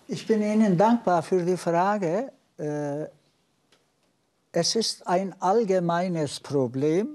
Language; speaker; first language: German; non-native, fluent; Turkish